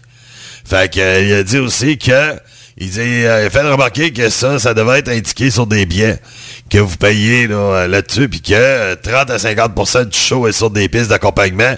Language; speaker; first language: French; native; French